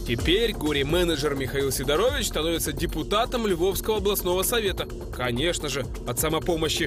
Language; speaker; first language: Russian; non-native, local second language; Ukrainian